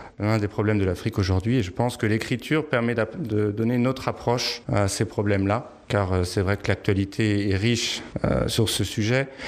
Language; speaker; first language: French; non-native, local second language; Wolof